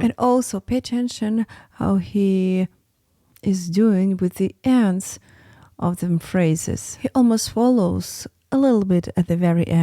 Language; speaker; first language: English; non-native, fluent; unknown